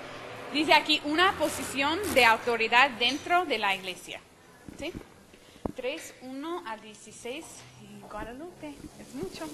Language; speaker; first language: Spanish; non-native, fluent; English